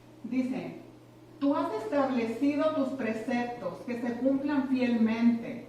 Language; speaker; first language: Spanish; native; Spanish